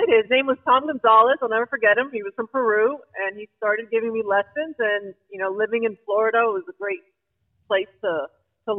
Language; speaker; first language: English; native; English